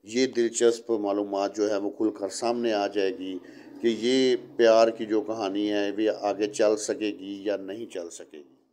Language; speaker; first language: Urdu; non-native, local second language; Punjabi